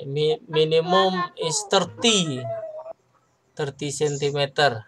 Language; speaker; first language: English; non-native, learner; Indonesian